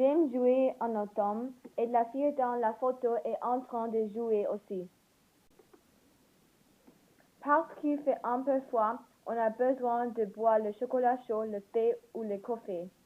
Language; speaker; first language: French; non-native, learner; English